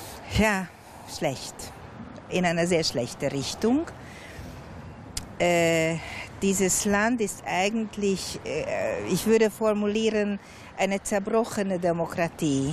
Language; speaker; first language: German; non-native, fluent; Hungarian